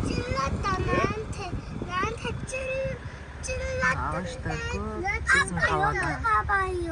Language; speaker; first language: Korean; early bilingual, other home language; Kazakh